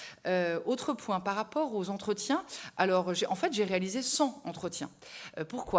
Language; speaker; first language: French; native; French